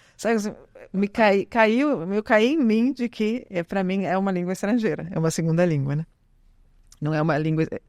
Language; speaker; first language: Portuguese; early bilingual, other home language; Italian